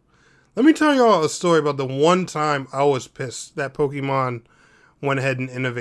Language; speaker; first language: English; native; English